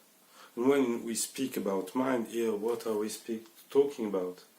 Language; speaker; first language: English; non-native, fluent; French